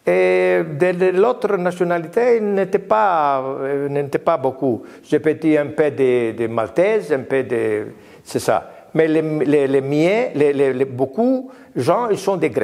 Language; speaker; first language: French; non-native, learner; Greek